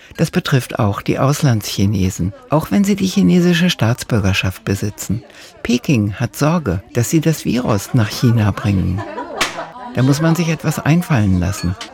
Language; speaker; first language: German; native; German